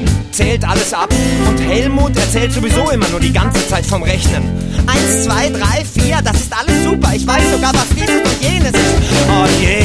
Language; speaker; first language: German; native; German